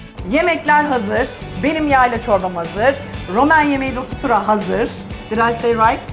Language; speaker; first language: Turkish; native; Turkish